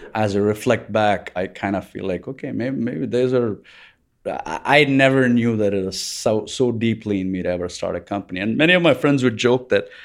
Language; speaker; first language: English; non-native, local second language; Tamil